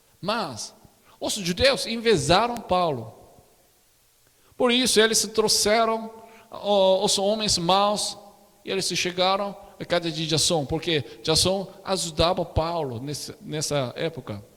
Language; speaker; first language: Portuguese; non-native, learner; Korean